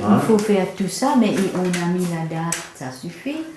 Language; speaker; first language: French; non-native, learner; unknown